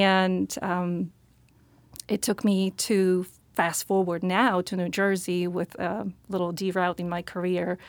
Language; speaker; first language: English; non-native, fluent; Slovak